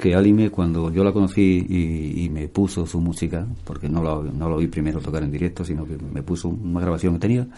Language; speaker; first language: Spanish; native; Spanish